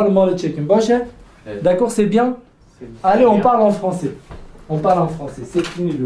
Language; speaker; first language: French; non-native, fluent; Kurdish